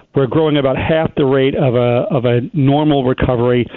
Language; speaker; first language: English; native; English